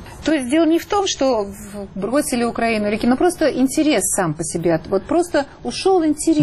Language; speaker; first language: Russian; native; Russian